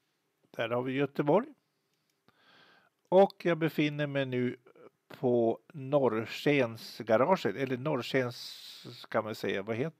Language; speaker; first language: Swedish; native; Swedish